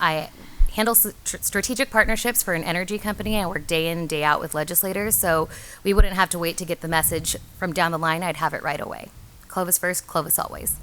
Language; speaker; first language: English; native; English